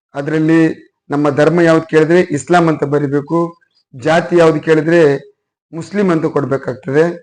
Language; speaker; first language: Kannada; non-native, local second language; Urdu